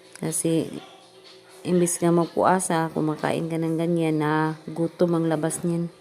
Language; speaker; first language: Filipino; non-native, local second language; Cebuano